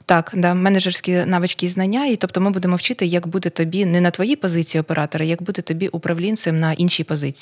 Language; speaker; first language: Ukrainian; non-native, local second language; Russian